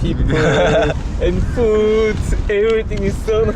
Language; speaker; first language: English; non-native, learner; Korean